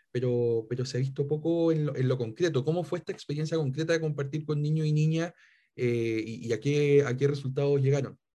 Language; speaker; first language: Spanish; native; Spanish